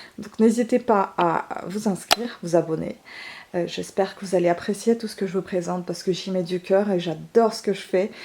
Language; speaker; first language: French; non-native, fluent; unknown